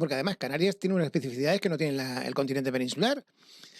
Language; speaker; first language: Spanish; native; Spanish